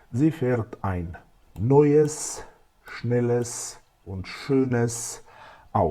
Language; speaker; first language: German; non-native, fluent; Macedonian